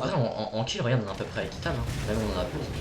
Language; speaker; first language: French; native; French